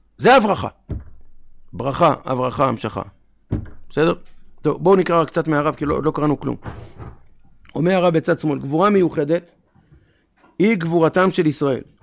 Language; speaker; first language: Hebrew; native; Hebrew